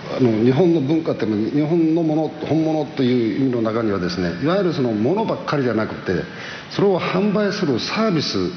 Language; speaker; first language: Japanese; native; Japanese